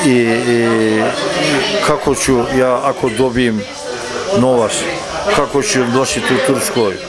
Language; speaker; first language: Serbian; early bilingual, heritage; Turkish